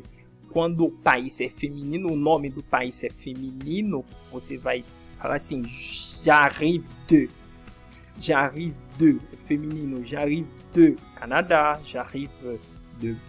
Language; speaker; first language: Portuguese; non-native, fluent; French